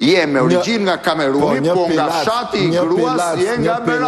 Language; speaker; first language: Albanian; native; Albanian